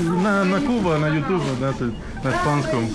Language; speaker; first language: Russian; non-native, learner; Spanish